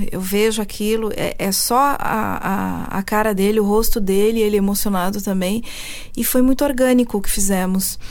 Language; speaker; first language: Portuguese; early bilingual, heritage; Portuguese